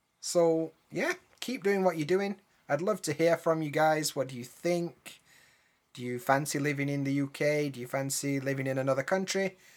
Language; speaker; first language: English; native; English